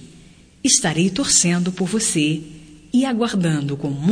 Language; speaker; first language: Portuguese; native; Portuguese